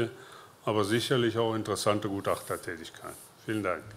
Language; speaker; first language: German; native; German